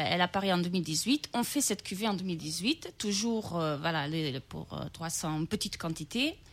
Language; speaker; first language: French; non-native, fluent; Portuguese